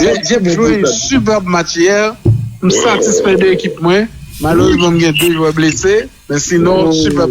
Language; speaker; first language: French; non-native, local second language; Haitian Creole